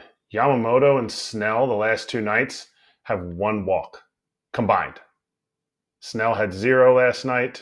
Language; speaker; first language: English; native; English